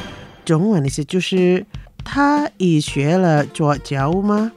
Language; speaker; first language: Chinese; non-native, learner; Indonesian